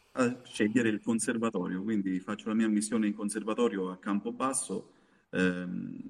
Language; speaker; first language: Italian; native; Italian